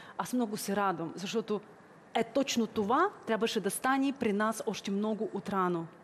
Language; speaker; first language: Bulgarian; early bilingual, heritage; Bulgarian